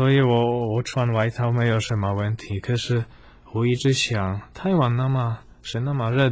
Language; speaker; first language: Chinese; non-native, fluent; Polish